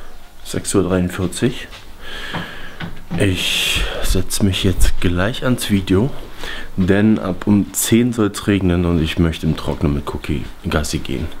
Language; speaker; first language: German; native; German